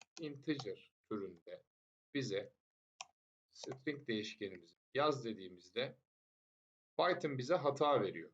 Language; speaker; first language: Turkish; native; Turkish